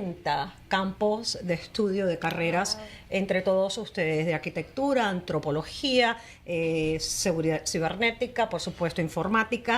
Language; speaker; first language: Spanish; native; Spanish